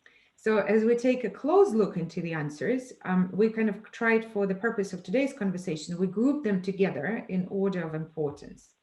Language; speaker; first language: English; non-native, fluent; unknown